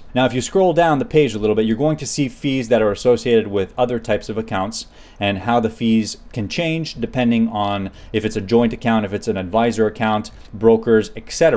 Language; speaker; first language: English; native; English